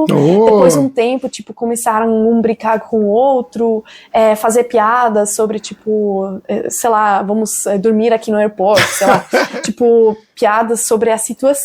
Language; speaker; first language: Portuguese; non-native, fluent; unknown